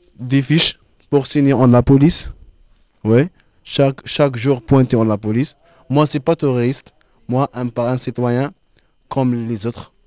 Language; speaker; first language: French; non-native, learner; Arabic